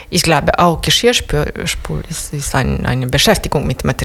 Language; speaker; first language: German; non-native, fluent; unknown